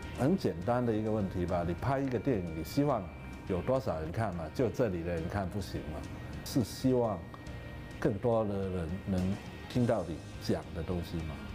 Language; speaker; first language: Chinese; non-native, local second language; Cantonese